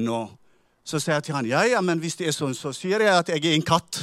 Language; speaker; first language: Norwegian; non-native, fluent; Tigrinya